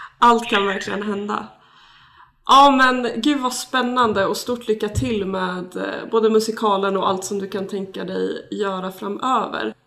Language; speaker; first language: Swedish; native; Swedish